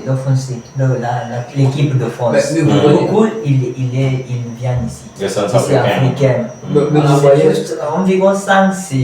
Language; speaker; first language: French; non-native, learner; Kamba